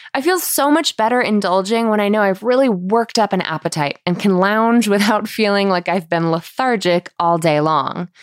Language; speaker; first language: English; native; English